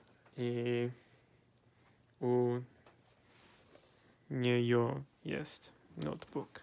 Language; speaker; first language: Russian; non-native, learner; English